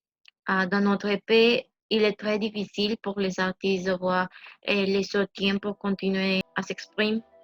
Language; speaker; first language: French; non-native, learner; Spanish